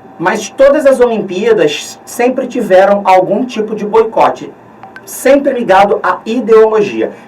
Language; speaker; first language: Portuguese; native; Portuguese